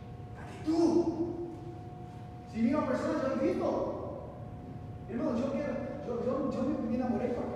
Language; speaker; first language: Spanish; non-native, learner; Portuguese